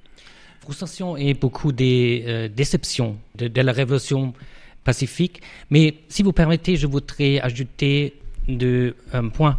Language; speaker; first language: French; non-native, fluent; German